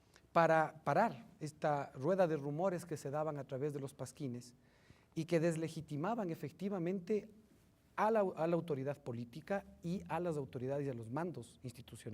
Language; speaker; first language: Spanish; native; Spanish